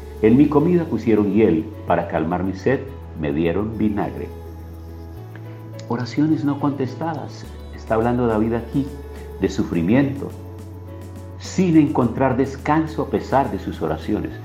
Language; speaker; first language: Spanish; native; Spanish